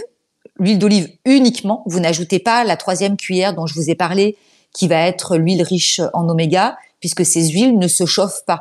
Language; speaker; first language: French; native; French